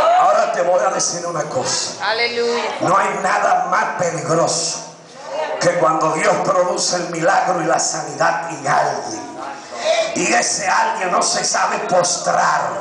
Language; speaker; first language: Spanish; native; Spanish